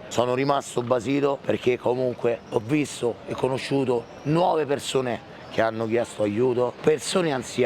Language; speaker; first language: Italian; native; Italian